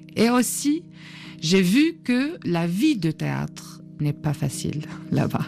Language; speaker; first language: French; non-native, fluent; Arabic